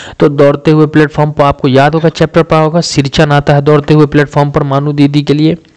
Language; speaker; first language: Hindi; native; Hindi